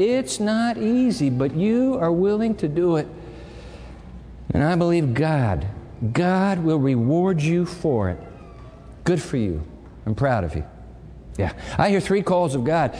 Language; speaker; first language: English; early bilingual, other home language; Japanese